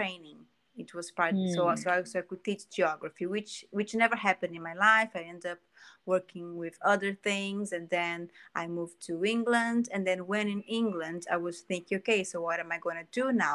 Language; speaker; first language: English; non-native, fluent; Portuguese